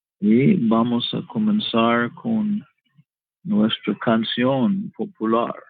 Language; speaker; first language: Spanish; non-native, learner; English